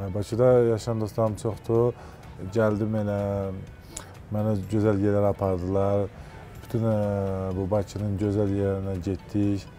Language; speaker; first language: Azerbaijani; early bilingual, heritage; Azerbaijani